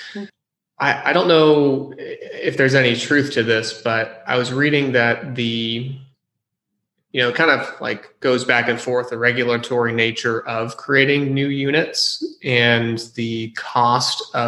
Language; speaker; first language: English; native; English